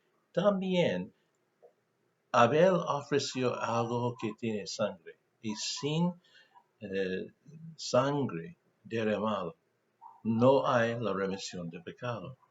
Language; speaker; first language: Spanish; non-native, fluent; English